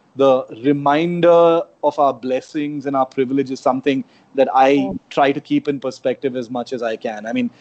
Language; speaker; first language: English; non-native, local second language; Konkani